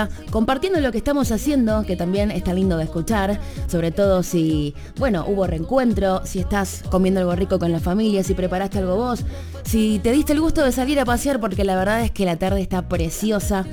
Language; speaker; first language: Spanish; native; Spanish